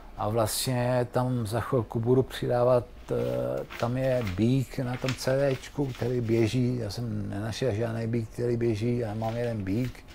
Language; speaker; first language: Czech; early bilingual, other home language; Spanish